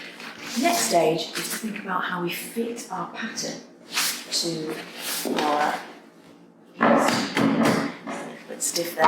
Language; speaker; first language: English; native; English